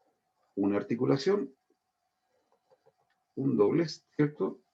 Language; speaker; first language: Spanish; native; Spanish